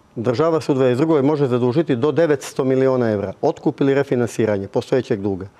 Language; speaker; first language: Bosnian; native; Bosnian